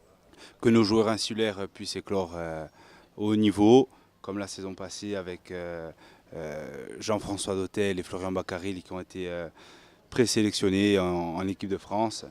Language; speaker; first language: French; native; French